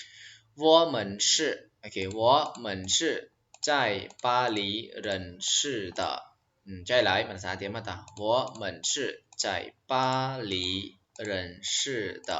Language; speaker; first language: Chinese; non-native, fluent; Khmer